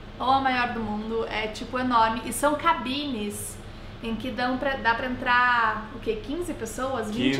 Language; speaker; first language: Portuguese; native; Portuguese